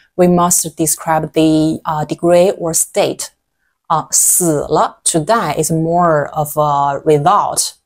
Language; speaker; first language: English; non-native, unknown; Chinese